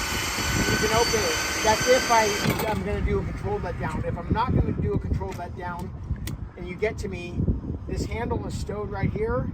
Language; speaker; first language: English; native; English